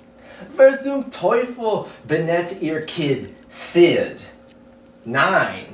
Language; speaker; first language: German; non-native, learner; English